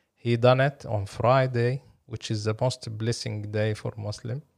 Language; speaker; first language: English; non-native, fluent; Arabic